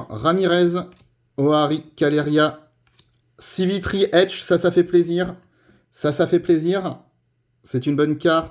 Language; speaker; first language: French; native; French